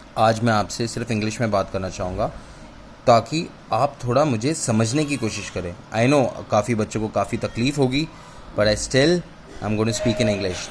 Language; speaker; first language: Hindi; native; Hindi